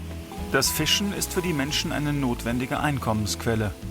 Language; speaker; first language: German; native; German